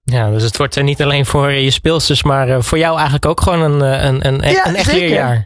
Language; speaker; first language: Dutch; native; Dutch